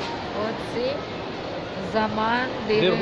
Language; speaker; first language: English; non-native, learner; Turkish